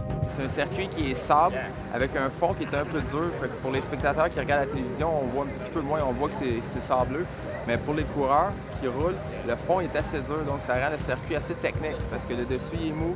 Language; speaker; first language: French; native; French